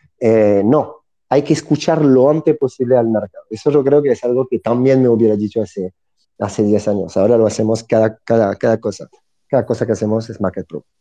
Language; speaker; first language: Spanish; non-native, fluent; French